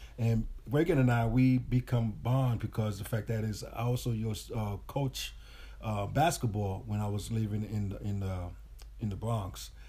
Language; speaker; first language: English; early bilingual, other home language; Haitian Creole